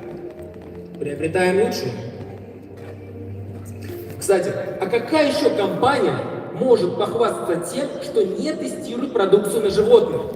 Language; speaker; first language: Russian; native; Russian